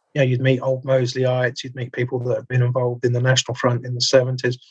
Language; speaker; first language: English; native; English